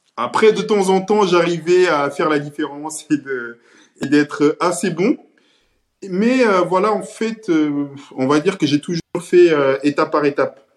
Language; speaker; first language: French; early bilingual, other home language; Kabuverdianu